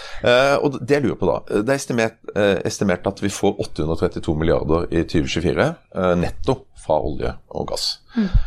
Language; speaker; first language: Norwegian; native; Norwegian